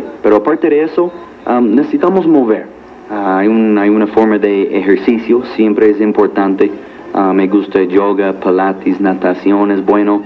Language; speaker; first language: Spanish; non-native, learner; English